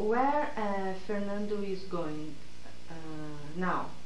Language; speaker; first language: English; non-native, learner; Portuguese